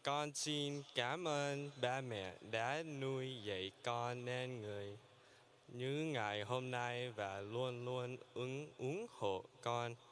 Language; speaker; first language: Vietnamese; early bilingual, other home language; English